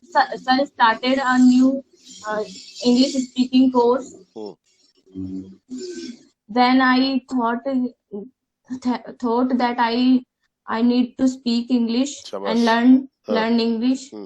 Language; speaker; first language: English; non-native, learner; Hindi